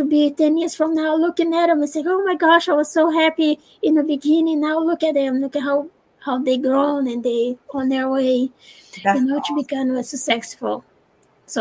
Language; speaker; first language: English; non-native, fluent; Portuguese